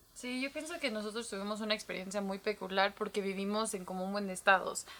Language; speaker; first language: Spanish; early bilingual, heritage; Spanish